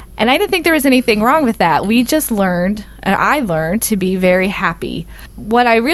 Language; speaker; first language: English; native; English